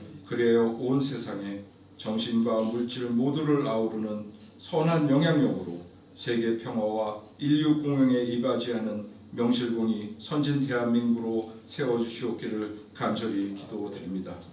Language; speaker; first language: Korean; native; Korean